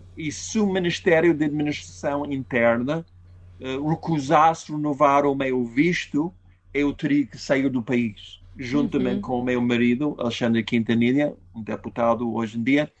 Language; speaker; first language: Portuguese; non-native, fluent; English